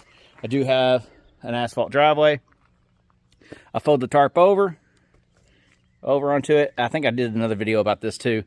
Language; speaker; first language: English; native; English